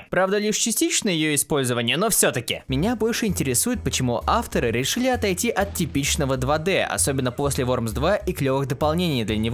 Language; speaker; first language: Russian; native; Russian